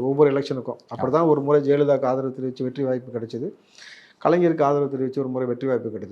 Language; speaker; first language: Tamil; native; Tamil